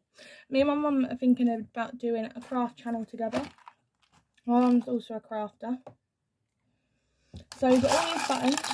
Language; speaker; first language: English; native; English